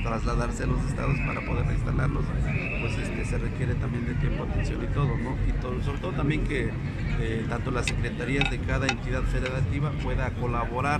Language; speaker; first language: Spanish; native; Spanish